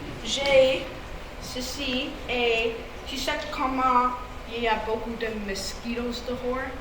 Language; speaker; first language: French; non-native, local second language; English